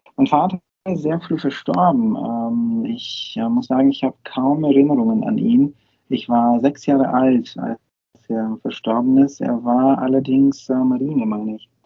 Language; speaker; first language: German; non-native, fluent; Bulgarian